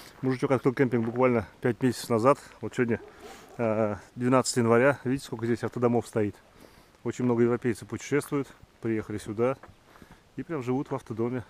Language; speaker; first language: Russian; native; Russian